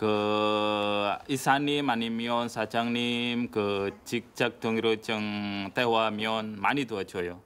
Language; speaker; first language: Korean; non-native, learner; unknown